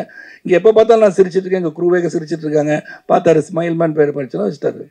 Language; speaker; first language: Tamil; native; Tamil